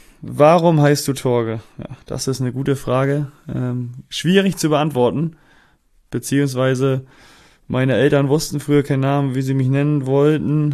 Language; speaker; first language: German; native; German